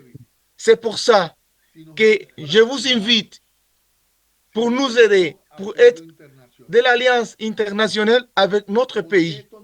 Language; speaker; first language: French; non-native, learner; Spanish